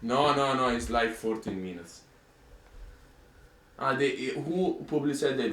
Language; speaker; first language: English; non-native, learner; Italian